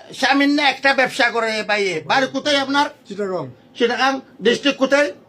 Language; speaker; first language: Bangla; non-native, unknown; Arabic